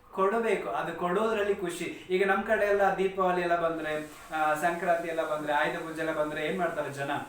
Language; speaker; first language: Kannada; non-native, local second language; Tamil